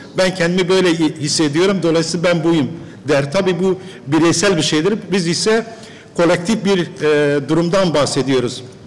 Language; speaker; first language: Turkish; non-native, local second language; Kurdish